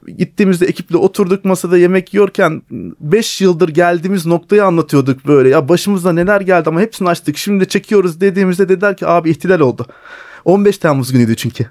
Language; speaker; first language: Turkish; native; Turkish